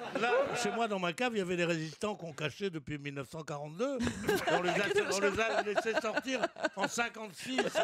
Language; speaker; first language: French; native; French